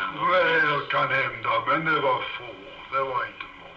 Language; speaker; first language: Swedish; early bilingual, heritage; Swedish